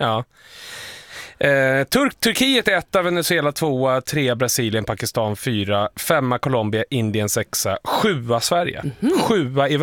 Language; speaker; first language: Swedish; native; Swedish